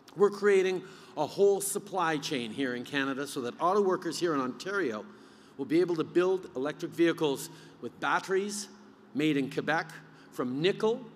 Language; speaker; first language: English; early bilingual, other home language; French